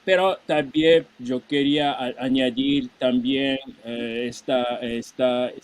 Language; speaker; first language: Spanish; non-native, fluent; Japanese